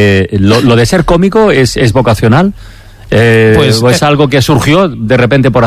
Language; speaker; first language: Spanish; native; Spanish